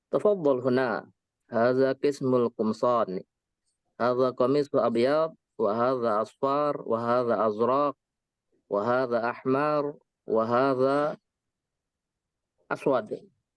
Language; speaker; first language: Arabic; non-native, learner; Indonesian